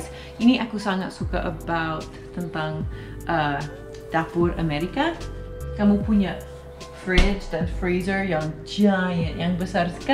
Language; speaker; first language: Indonesian; non-native, learner; English